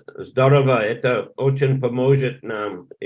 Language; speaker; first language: Russian; non-native, learner; English